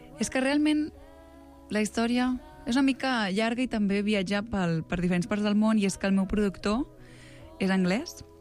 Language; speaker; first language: Catalan; native; Catalan